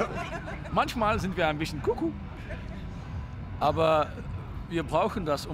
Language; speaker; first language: German; non-native, learner; Dutch